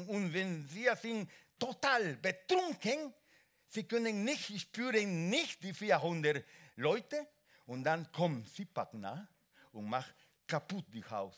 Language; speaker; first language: German; non-native, learner; Spanish